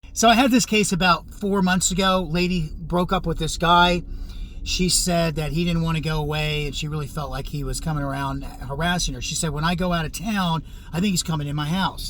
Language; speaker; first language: English; native; English